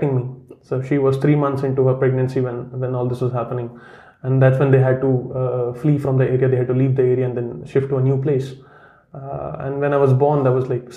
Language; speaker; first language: English; non-native, local second language; Kashmiri